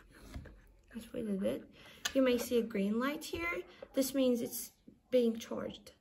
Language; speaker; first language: English; non-native, fluent; Turkish